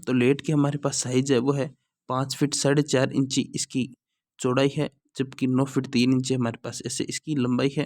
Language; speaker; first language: Hindi; native; Hindi